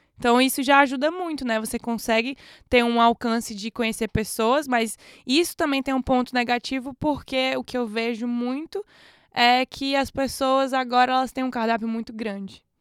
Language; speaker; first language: Portuguese; native; Portuguese